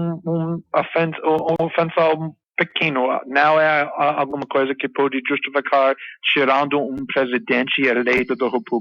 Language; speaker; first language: Portuguese; non-native, fluent; English